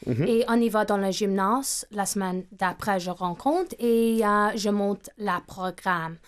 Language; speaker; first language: French; non-native, fluent; English